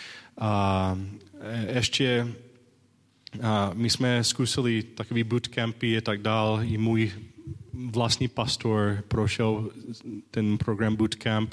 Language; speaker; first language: Czech; non-native, learner; English